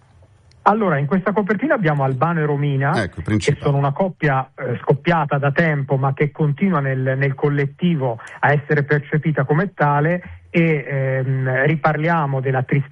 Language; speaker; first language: Italian; native; Italian